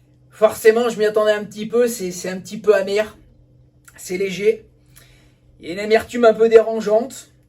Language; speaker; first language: French; native; French